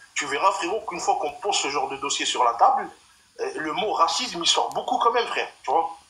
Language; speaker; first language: French; early bilingual, other home language; Arabic